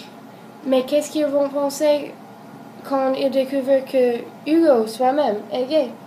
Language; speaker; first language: French; non-native, learner; English